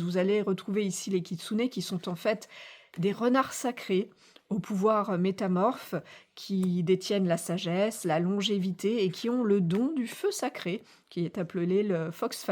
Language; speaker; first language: French; native; French